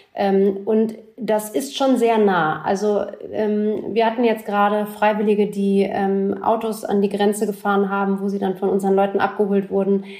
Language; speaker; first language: German; native; German